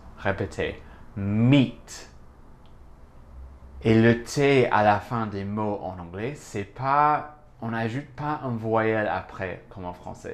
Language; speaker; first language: French; non-native, fluent; English